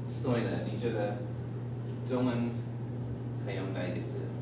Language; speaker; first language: Chinese; non-native, learner; English